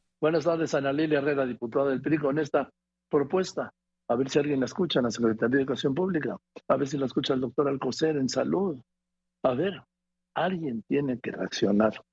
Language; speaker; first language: Spanish; native; Spanish